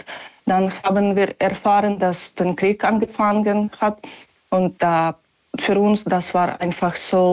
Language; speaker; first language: German; non-native, learner; Ukrainian